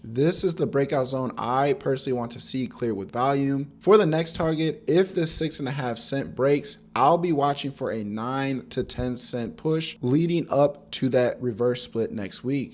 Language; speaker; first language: English; native; English